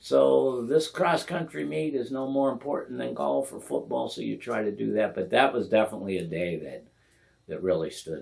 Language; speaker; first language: English; native; English